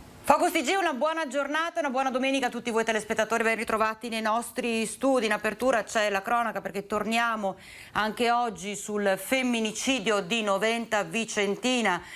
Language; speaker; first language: Italian; native; Italian